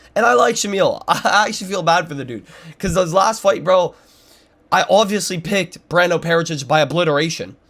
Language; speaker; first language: English; native; English